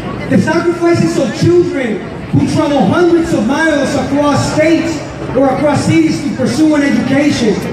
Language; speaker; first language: English; early bilingual, other home language; Spanish